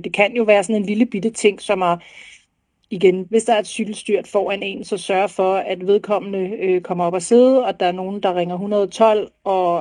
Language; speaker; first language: Danish; native; Danish